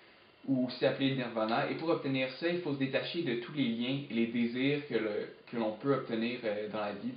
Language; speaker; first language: French; native; French